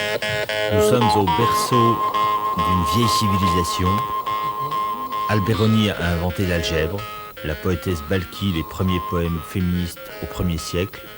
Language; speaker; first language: French; native; French